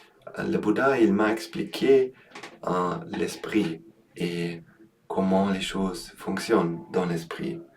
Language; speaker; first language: French; non-native, learner; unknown